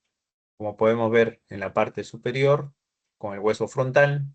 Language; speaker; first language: Spanish; native; Spanish